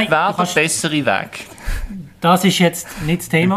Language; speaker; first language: German; native; German